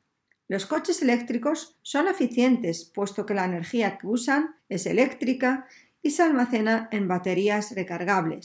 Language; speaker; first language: Spanish; native; Spanish